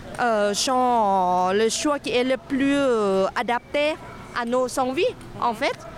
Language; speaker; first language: French; non-native, fluent; Thai